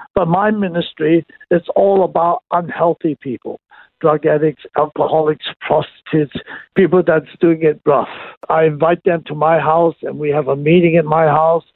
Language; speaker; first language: English; non-native, local second language; Cantonese